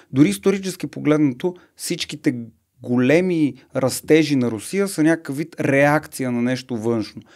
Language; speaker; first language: Bulgarian; native; Bulgarian